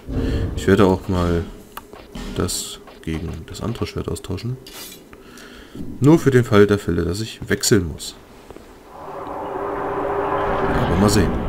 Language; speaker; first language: German; native; German